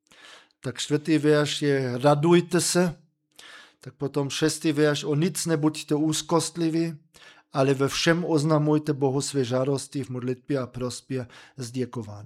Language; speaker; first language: Czech; non-native, fluent; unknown